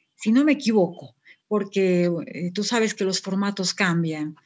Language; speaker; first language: Spanish; native; Spanish